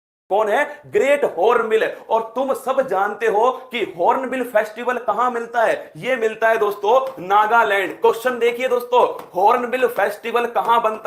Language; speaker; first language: Hindi; native; Hindi